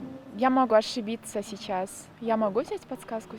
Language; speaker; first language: Russian; non-native, local second language; Kyrgyz